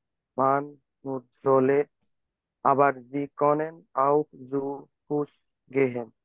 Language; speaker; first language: German; non-native, learner; Bangla